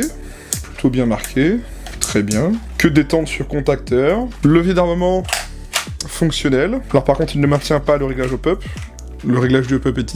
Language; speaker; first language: French; native; French